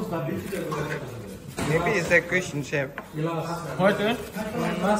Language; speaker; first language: German; non-native, learner; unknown